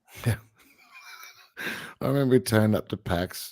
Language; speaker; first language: English; native; English